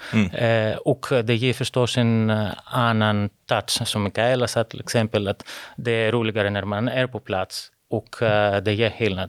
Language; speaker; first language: Swedish; non-native, fluent; Greek